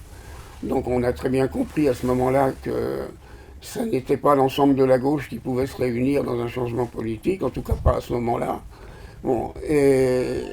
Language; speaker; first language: French; native; French